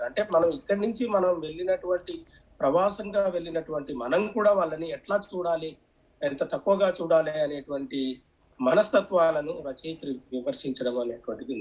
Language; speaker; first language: Telugu; native; Telugu